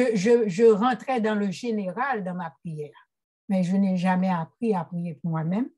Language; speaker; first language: French; non-native, local second language; Haitian Creole